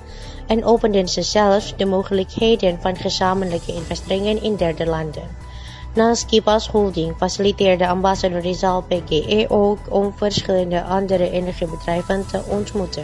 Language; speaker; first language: Dutch; non-native, fluent; Indonesian